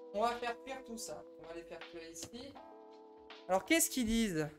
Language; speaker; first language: French; native; French